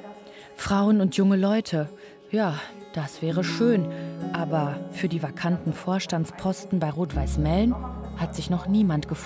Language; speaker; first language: German; native; German